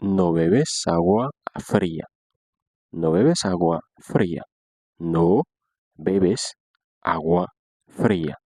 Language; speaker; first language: Spanish; non-native, fluent; Haitian Creole